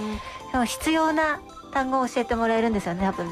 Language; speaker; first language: Japanese; native; Japanese